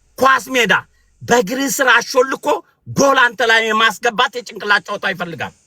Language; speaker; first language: Amharic; non-native, local second language; Oromo